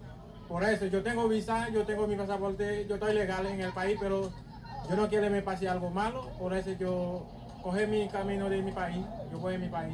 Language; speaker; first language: Spanish; non-native, fluent; Haitian Creole